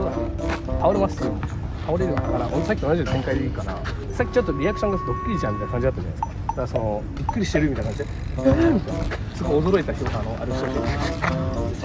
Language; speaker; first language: Japanese; native; Japanese